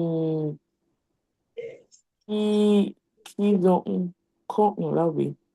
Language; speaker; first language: French; non-native, learner; English